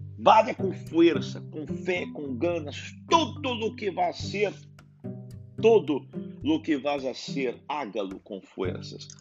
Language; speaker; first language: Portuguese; non-native, learner; Spanish